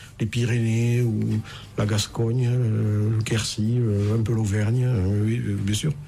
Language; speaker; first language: French; native; French